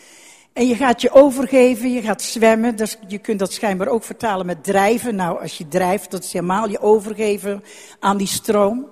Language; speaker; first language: Dutch; native; Dutch